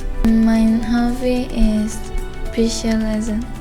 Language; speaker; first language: German; non-native, learner; Korean